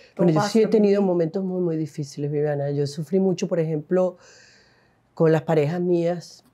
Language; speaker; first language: Spanish; native; Spanish